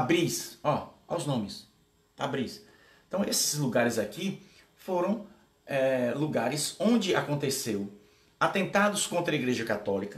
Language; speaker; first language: Portuguese; native; Portuguese